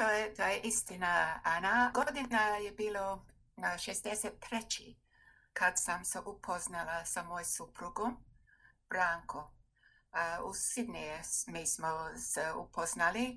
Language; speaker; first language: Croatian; non-native, fluent; English